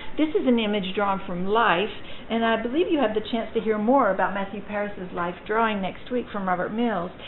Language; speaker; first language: English; native; English